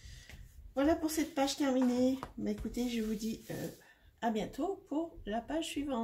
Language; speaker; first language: French; native; French